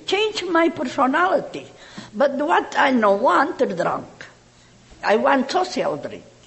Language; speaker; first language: English; non-native, learner; Catalan